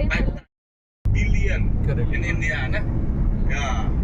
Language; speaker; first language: English; non-native, learner; Balinese